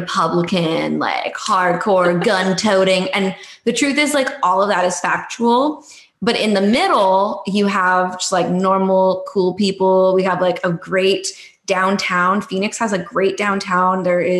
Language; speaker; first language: English; native; English